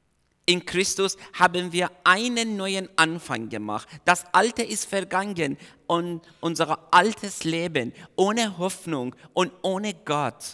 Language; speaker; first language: German; non-native, fluent; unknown